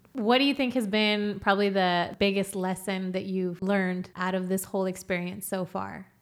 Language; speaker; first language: English; early bilingual, other home language; Spanish